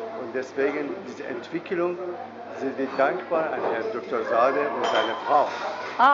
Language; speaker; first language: German; non-native, learner; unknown